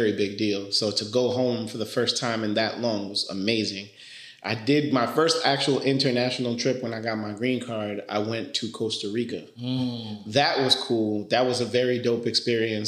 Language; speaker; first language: English; early bilingual, other home language; Spanish